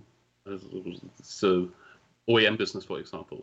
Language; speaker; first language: English; non-native, fluent; German